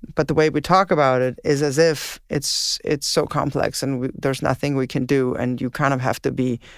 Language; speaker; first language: English; non-native, fluent; Danish